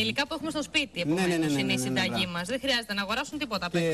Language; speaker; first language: Greek; native; Greek